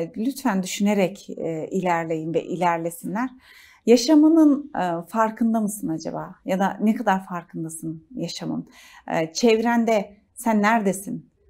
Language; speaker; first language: Turkish; native; Turkish